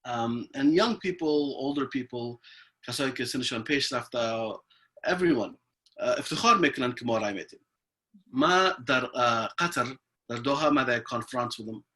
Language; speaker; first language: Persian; early bilingual, heritage; Persian